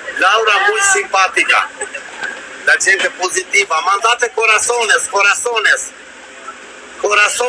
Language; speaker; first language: Spanish; non-native, learner; Albanian